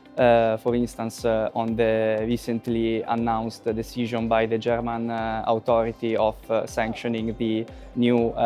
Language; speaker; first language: English; non-native, fluent; Italian